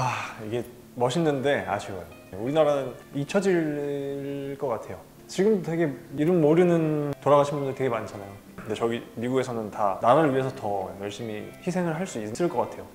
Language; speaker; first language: Korean; native; Korean